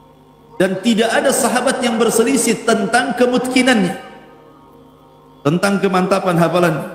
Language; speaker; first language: Indonesian; native; Indonesian